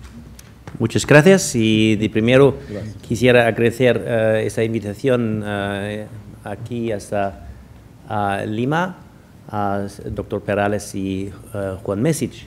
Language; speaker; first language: Spanish; non-native, fluent; German